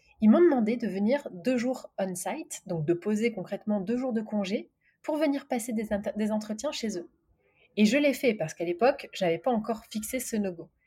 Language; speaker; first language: French; native; French